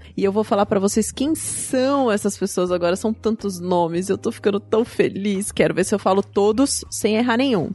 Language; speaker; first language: Portuguese; native; Portuguese